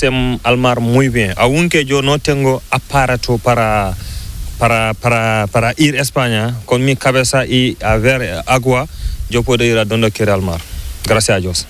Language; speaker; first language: Spanish; non-native, learner; Fula